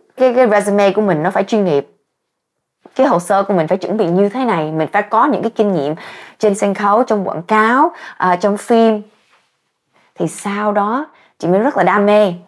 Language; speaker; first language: Vietnamese; early bilingual, heritage; Vietnamese